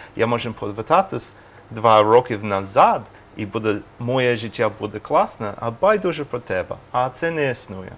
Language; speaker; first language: Ukrainian; non-native, learner; English